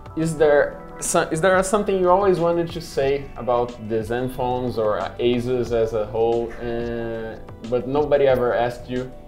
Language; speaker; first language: English; non-native, fluent; Portuguese